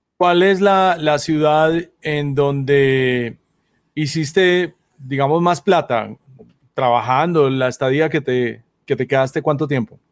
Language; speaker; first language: Spanish; native; Spanish